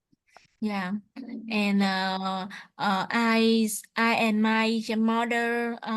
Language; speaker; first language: English; non-native, learner; Vietnamese